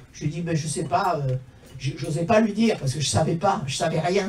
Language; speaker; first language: French; native; French